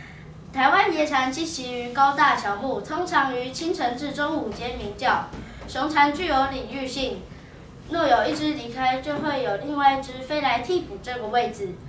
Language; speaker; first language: Chinese; native; Chinese